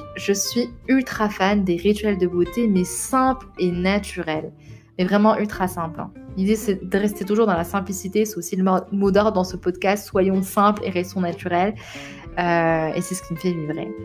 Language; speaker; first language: French; non-native, local second language; Arabic